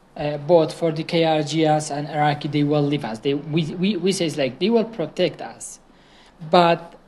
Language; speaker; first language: English; non-native, fluent; Kurdish